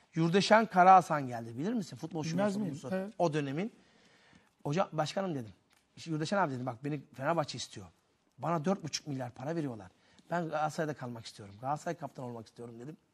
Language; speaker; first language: Turkish; native; Turkish